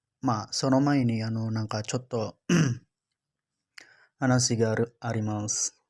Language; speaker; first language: Japanese; non-native, learner; Indonesian